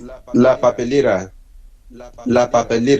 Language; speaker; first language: Spanish; non-native, learner; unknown